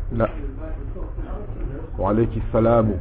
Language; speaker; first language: Arabic; non-native, fluent; French